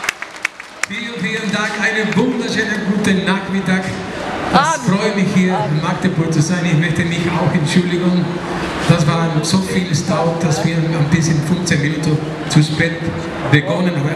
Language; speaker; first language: German; non-native, fluent; Spanish